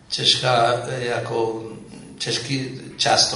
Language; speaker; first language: Czech; non-native, fluent; Amharic